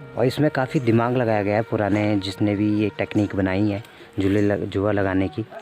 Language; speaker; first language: Hindi; non-native, local second language; Garhwali